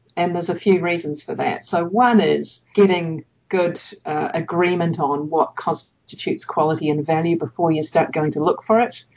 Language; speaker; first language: English; native; English